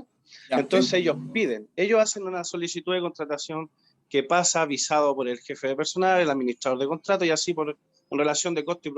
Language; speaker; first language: Spanish; native; Spanish